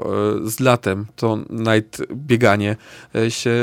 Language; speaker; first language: Polish; native; Polish